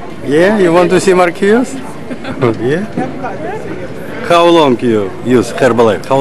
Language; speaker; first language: English; non-native, learner; Russian